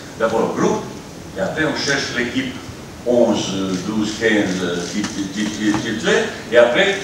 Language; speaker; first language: French; non-native, fluent; Bosnian